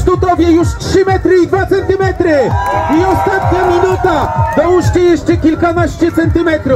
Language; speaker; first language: Polish; native; Polish